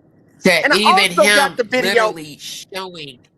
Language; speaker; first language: English; native; English